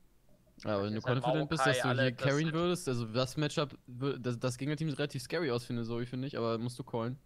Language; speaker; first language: German; native; German